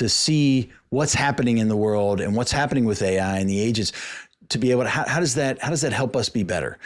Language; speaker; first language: English; native; English